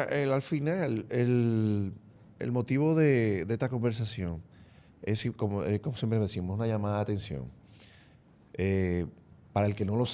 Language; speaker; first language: Spanish; native; Spanish